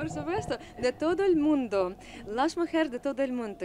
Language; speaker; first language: Spanish; non-native, learner; Russian